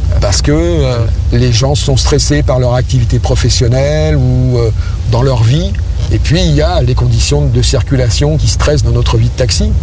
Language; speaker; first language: French; native; French